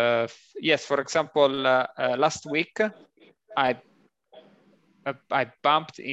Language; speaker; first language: English; non-native, learner; Italian